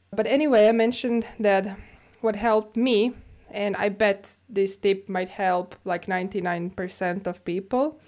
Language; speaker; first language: English; non-native, fluent; Croatian